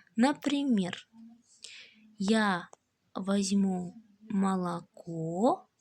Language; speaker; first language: Russian; non-native, local second language; Kazakh